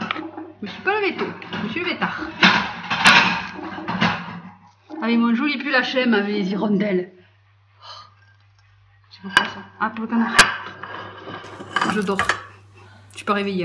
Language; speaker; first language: French; native; French